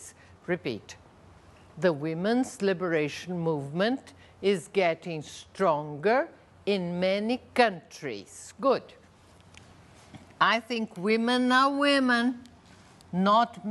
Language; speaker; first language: English; non-native, fluent; Portuguese